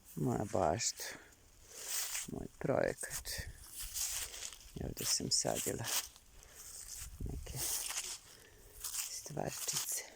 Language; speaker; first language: Bosnian; native; Bosnian